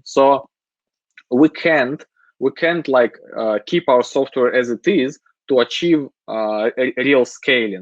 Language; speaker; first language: English; non-native, fluent; Russian